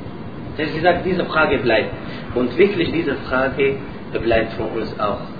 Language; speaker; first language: German; non-native, learner; Arabic